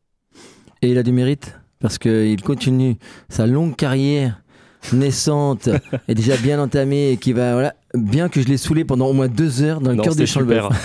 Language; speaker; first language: French; native; French